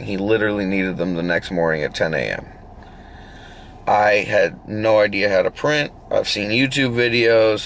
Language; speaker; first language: English; native; English